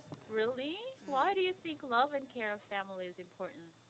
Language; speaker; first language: English; non-native, fluent; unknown